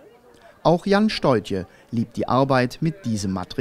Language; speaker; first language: German; native; German